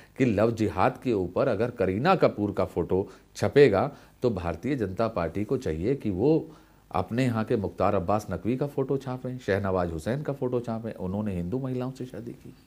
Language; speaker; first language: Hindi; native; Hindi